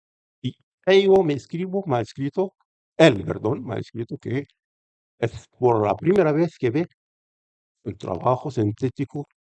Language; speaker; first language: Spanish; non-native, fluent; Arabic